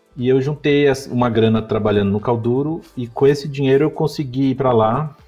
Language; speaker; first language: Portuguese; native; Portuguese